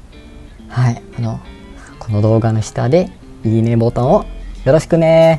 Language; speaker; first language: Japanese; non-native, fluent; Malay